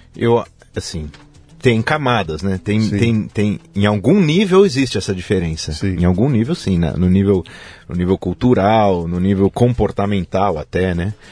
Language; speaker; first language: Portuguese; native; Portuguese